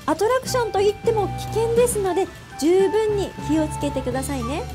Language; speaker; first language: Japanese; native; Japanese